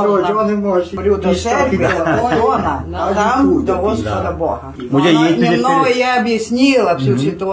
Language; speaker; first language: Russian; non-native, local second language; Ukrainian